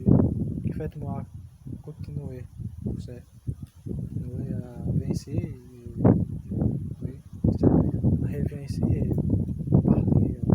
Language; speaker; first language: French; non-native, learner; Portuguese